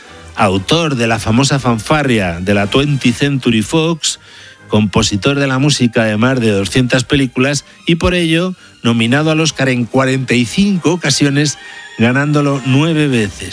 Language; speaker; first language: Spanish; native; Spanish